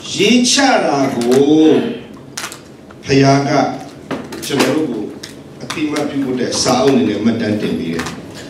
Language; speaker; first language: Burmese; non-native, local second language; S'gaw Karen